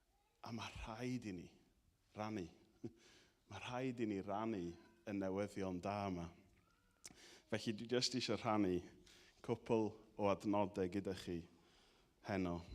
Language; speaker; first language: Welsh; native; Welsh